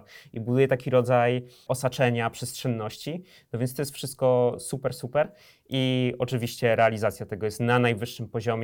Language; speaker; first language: Polish; native; Polish